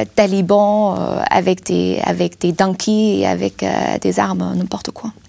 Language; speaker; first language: French; non-native, fluent; German